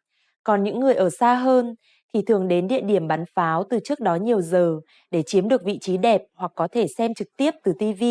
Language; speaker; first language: Vietnamese; native; Vietnamese